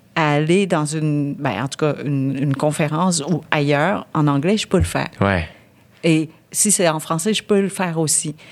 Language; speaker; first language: French; early bilingual, other home language; Vietnamese